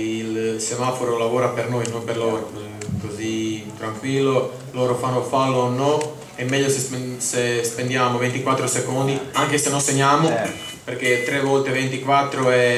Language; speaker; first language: Italian; non-native, learner; Croatian